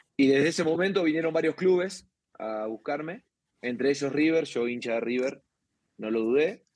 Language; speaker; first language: Spanish; native; Spanish